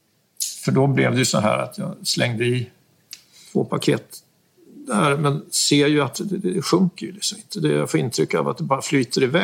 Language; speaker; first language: Swedish; native; Swedish